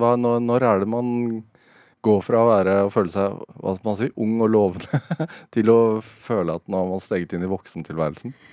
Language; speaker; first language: Norwegian; native; Norwegian